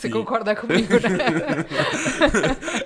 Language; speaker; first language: Portuguese; non-native, fluent; Italian